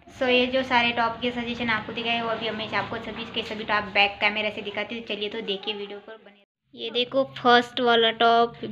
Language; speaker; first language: Hindi; non-native, local second language; Marathi